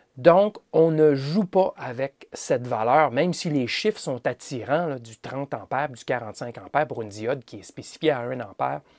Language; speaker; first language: French; native; French